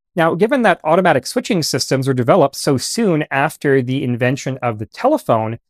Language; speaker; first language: English; native; English